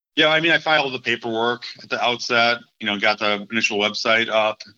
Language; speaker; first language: English; native; English